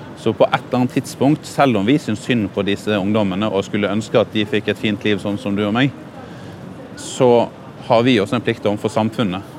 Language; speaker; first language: Norwegian; native; Norwegian